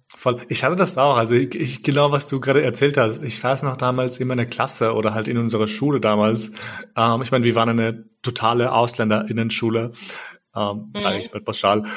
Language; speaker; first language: German; early bilingual, other home language; Albanian